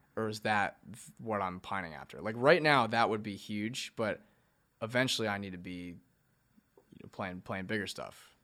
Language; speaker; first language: English; native; English